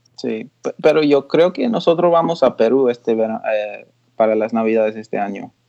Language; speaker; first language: Spanish; early bilingual, heritage; Spanish